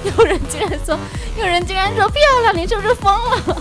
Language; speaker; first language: Chinese; native; Chinese